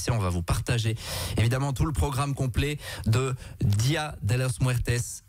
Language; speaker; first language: French; native; French